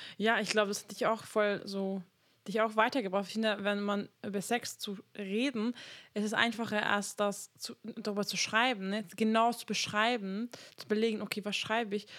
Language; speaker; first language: German; non-native, fluent; Hungarian